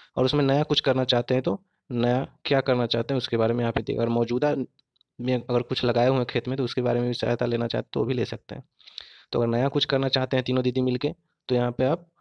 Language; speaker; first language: Hindi; native; Hindi